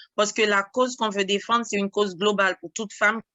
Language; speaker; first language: French; non-native, local second language; Haitian Creole